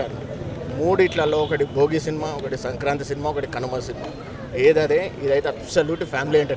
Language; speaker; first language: Telugu; native; Telugu